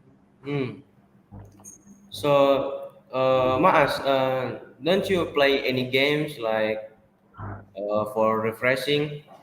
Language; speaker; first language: English; non-native, learner; Indonesian